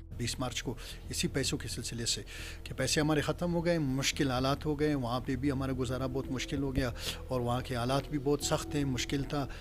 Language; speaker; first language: Urdu; non-native, local second language; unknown